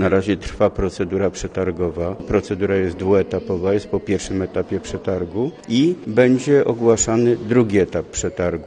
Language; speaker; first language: Polish; native; Polish